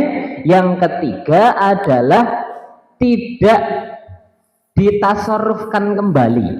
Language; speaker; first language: Indonesian; native; Indonesian